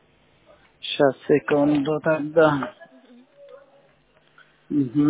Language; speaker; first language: Russian; non-native, learner; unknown